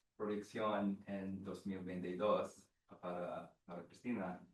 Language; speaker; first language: Spanish; non-native, learner; English